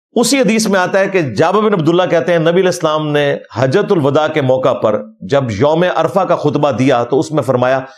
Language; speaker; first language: Urdu; non-native, local second language; Punjabi